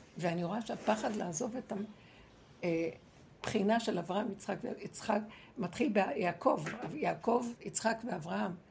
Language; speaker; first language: Hebrew; native; Hebrew